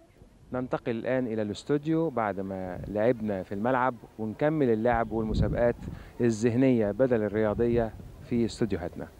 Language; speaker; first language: Arabic; native; Arabic